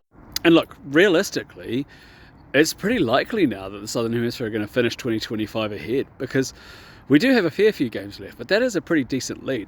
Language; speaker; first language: English; native; English